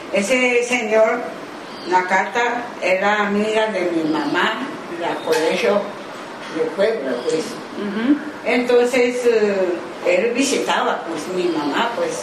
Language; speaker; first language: Spanish; non-native, learner; Japanese